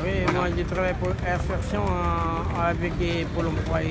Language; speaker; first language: French; non-native, learner; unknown